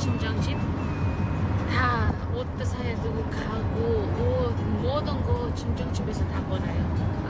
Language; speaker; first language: Korean; non-native, learner; Uzbek